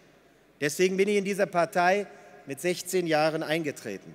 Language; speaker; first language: German; native; German